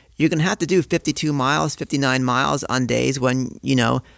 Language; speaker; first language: English; native; English